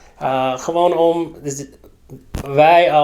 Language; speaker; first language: Dutch; non-native, learner; English